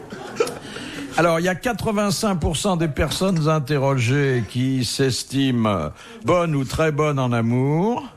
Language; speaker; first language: French; native; French